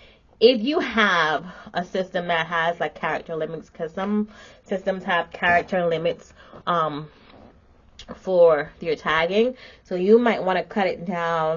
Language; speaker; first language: English; native; English